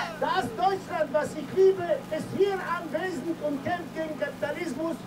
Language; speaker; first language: German; non-native, fluent; Yiddish